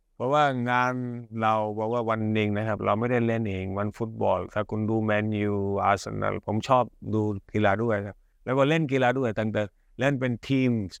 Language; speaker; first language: Thai; early bilingual, other home language; Hindi